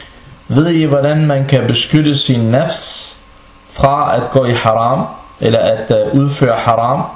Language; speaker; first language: Danish; non-native, local second language; Arabic